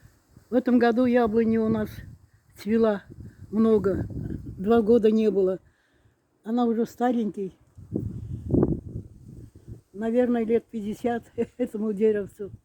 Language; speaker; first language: Russian; non-native, fluent; Azerbaijani